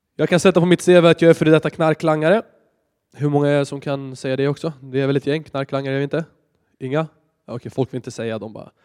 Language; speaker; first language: Swedish; native; Swedish